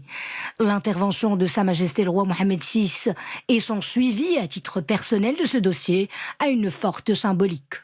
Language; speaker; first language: French; non-native, local second language; Arabic